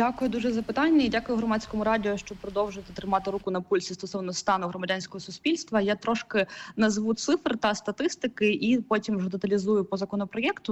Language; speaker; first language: Ukrainian; native; Ukrainian